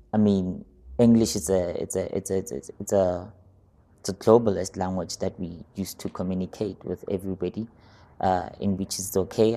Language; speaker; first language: English; non-native, local second language; Northern Sotho